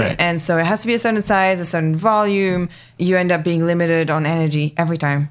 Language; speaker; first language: English; non-native, local second language; French